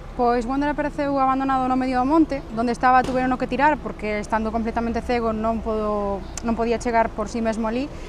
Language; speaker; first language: Galician; non-native, local second language; Spanish